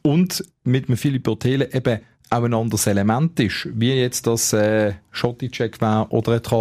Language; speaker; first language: German; native; German